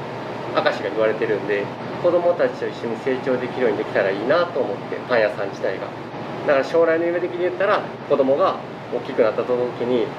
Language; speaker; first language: Japanese; native; Japanese